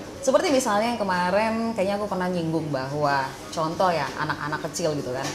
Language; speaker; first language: Indonesian; native; Indonesian